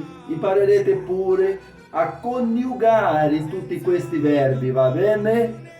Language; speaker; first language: Italian; non-native, fluent; Portuguese